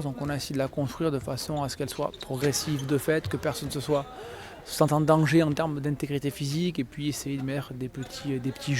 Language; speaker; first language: French; native; French